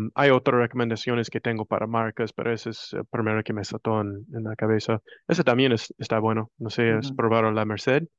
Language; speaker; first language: Spanish; non-native, fluent; English